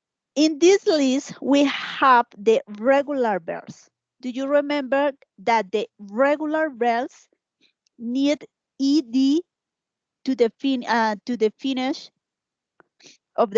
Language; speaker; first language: English; non-native, learner; Spanish